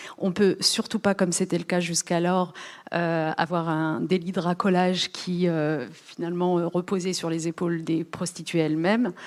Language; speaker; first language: French; early bilingual, other home language; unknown